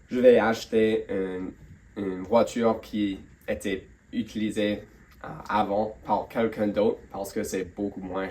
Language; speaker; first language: French; non-native, local second language; English